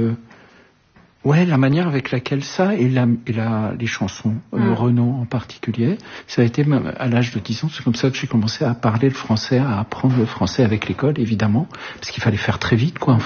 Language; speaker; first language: French; early bilingual, other home language; Arabic